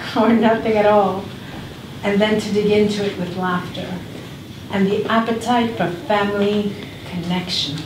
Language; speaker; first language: English; early bilingual, other home language; Spanish